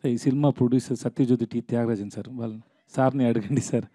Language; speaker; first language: Telugu; non-native, learner; Tamil